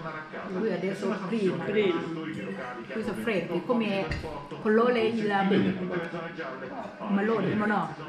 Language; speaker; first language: Italian; non-native, learner; Thai